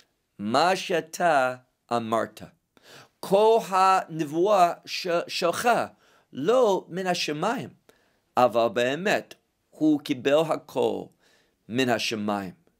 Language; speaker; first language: Hebrew; non-native, fluent; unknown